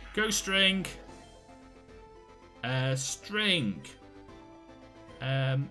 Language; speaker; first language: English; native; English